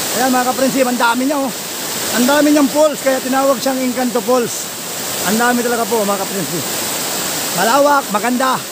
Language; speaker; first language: Filipino; non-native, local second language; Bikol